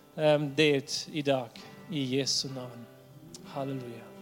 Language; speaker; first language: Norwegian; non-native, fluent; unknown